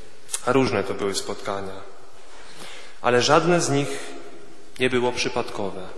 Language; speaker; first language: Polish; native; Polish